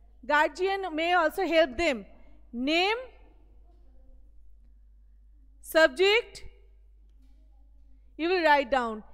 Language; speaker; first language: English; non-native, local second language; Bangla